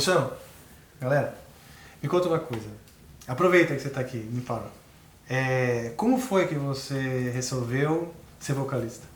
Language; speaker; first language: Portuguese; native; Portuguese